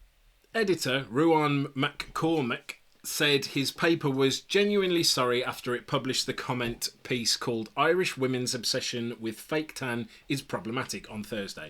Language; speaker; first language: English; native; English